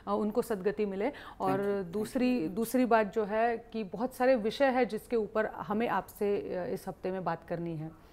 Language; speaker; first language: Hindi; non-native, local second language; Marathi